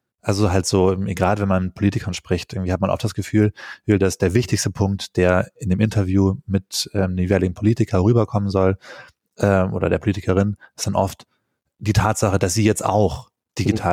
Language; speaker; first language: German; native; German